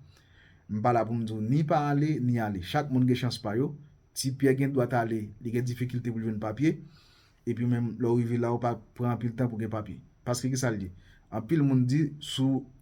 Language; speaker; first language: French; non-native, local second language; Haitian Creole